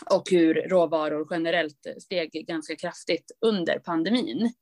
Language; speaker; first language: Swedish; native; Swedish